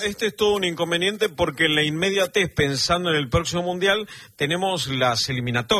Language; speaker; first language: Spanish; native; Spanish